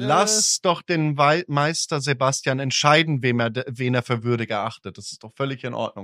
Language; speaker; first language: German; native; German